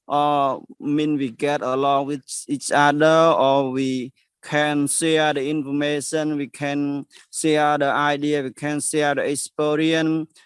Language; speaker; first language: English; non-native, learner; Khmer